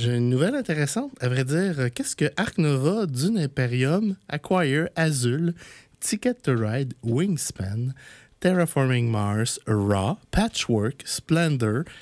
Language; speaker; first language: French; native; French